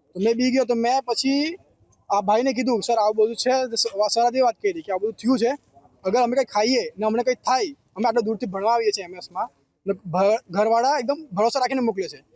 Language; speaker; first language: Gujarati; native; Gujarati